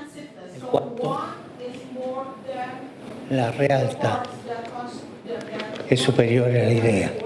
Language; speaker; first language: Italian; non-native, fluent; Spanish